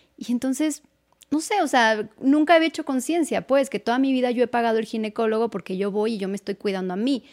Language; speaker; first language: Spanish; native; Spanish